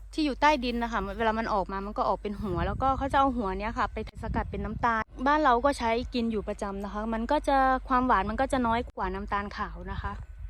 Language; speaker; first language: Thai; native; Thai